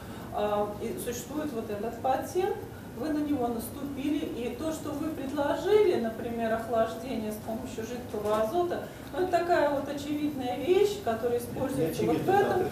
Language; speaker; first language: Russian; native; Russian